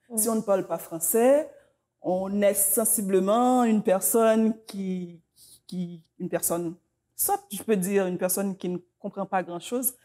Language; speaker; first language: French; non-native, local second language; Haitian Creole